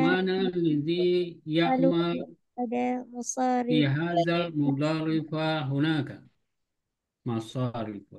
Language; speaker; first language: Arabic; non-native, learner; Indonesian